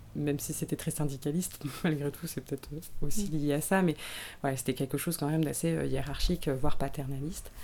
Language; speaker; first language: French; native; French